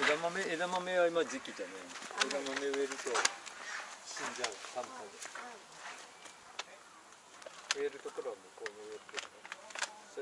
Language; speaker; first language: Japanese; native; Japanese